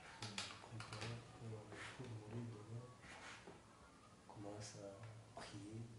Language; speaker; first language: French; non-native, learner; Kinyarwanda